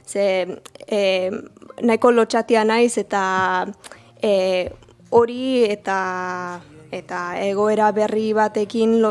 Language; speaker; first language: Basque; non-native, learner; English